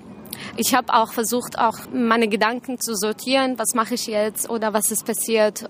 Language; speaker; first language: German; non-native, learner; Arabic